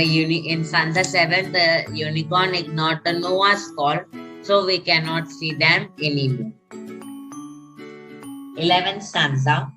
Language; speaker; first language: English; non-native, local second language; Hindi